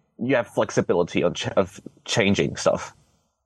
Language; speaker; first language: English; non-native, local second language; Cantonese